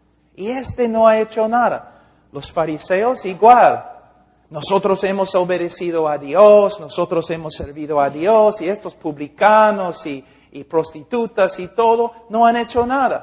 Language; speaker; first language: Spanish; non-native, fluent; English